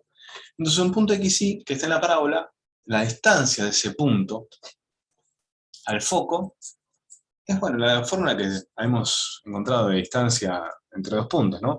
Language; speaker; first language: Spanish; native; Spanish